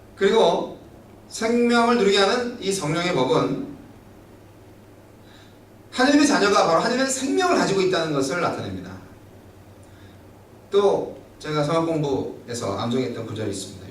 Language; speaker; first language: Korean; native; Korean